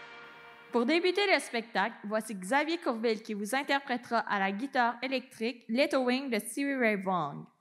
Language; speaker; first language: French; native; French